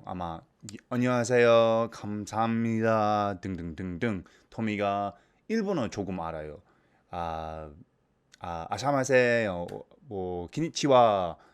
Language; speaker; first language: Korean; non-native, learner; English